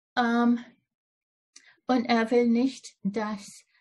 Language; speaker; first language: German; non-native, fluent; English